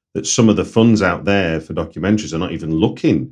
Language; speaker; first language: English; native; English